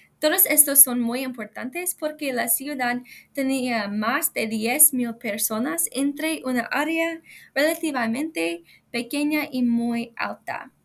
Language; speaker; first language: Spanish; non-native, learner; English